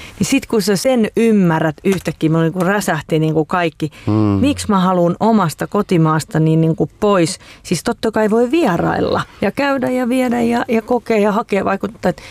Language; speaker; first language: Finnish; native; Finnish